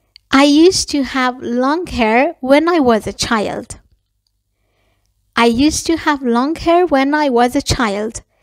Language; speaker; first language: English; non-native, fluent; Persian